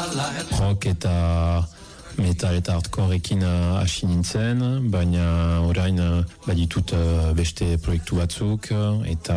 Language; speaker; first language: Basque; non-native, fluent; Italian